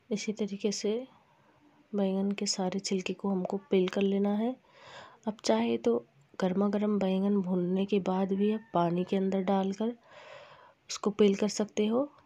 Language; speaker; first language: Hindi; non-native, local second language; Bangla